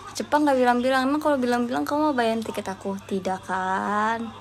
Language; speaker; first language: Indonesian; early bilingual, other home language; Japanese